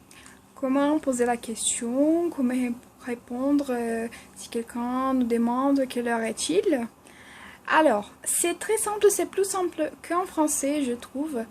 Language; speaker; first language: French; non-native, fluent; Portuguese